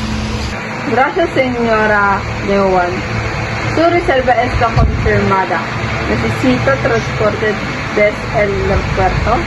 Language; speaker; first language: Spanish; non-native, learner; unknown